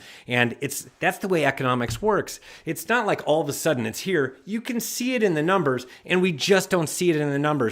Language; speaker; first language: English; native; English